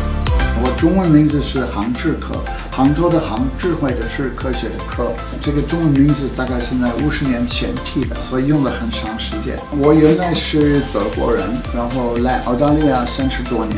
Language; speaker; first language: Chinese; non-native, fluent; German